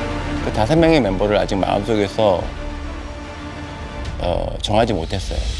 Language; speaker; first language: Korean; native; Korean